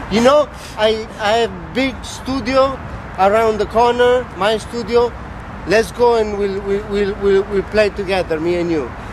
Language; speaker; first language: English; non-native, learner; Italian